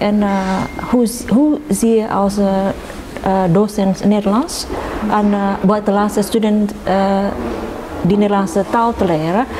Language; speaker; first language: Dutch; non-native, learner; Indonesian